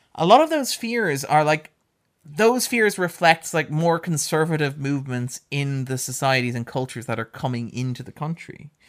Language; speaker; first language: English; native; English